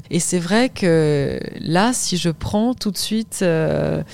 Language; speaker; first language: French; native; French